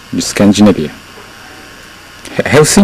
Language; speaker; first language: English; non-native, learner; Japanese